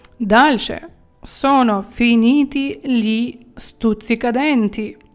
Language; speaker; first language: Italian; non-native, fluent; Ukrainian